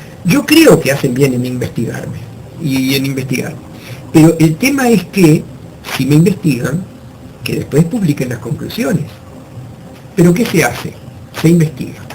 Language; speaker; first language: Spanish; native; Spanish